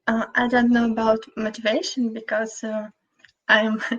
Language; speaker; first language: English; non-native, fluent; Russian